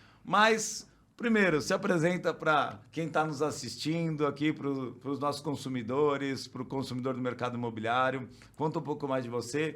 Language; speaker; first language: Portuguese; native; Portuguese